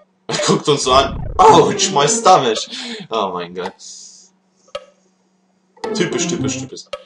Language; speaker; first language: German; native; German